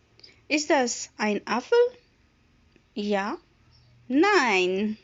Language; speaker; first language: German; non-native, fluent; Hindi